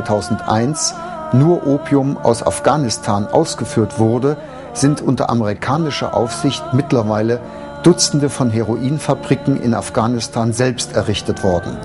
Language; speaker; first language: German; native; German